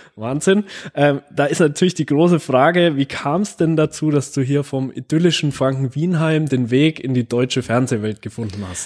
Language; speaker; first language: German; native; German